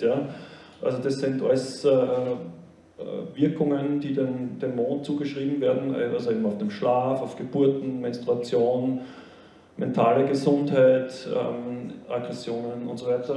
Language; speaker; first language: German; native; German